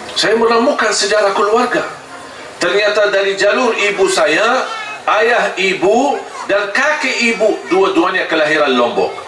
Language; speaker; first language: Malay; non-native, fluent; Arabic